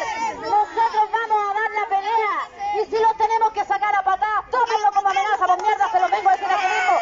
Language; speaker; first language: Spanish; native; Spanish